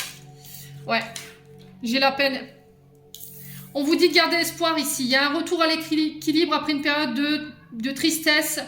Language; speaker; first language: French; native; French